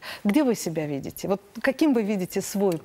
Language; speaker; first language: Russian; native; Russian